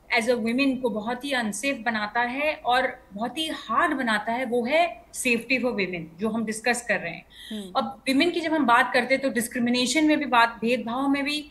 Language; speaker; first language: Hindi; non-native, local second language; Bangla